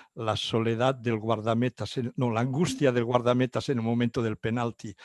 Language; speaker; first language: Spanish; non-native, local second language; Catalan